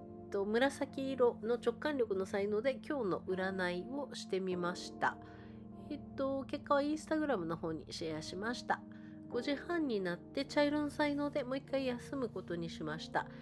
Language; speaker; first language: Japanese; native; Japanese